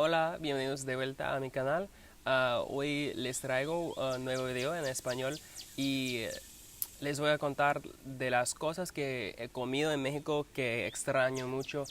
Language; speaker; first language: Spanish; non-native, learner; English